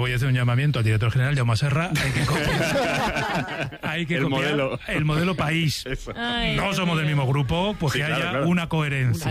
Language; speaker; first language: Spanish; native; Spanish